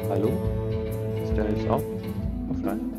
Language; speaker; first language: German; native; German